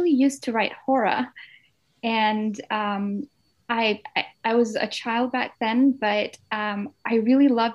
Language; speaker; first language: English; non-native, fluent; Danish